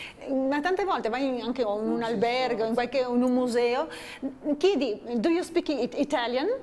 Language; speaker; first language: Italian; native; Italian